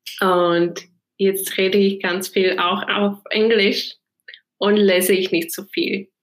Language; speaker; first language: German; non-native, fluent; Czech